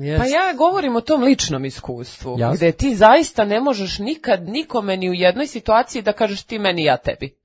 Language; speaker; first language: Serbian; native; Serbian